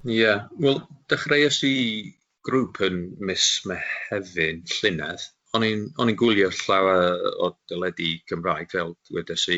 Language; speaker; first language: Welsh; non-native, local second language; English